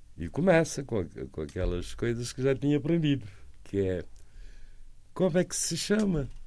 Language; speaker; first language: Portuguese; non-native, local second language; Kabuverdianu